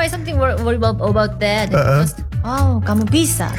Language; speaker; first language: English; non-native, learner; Korean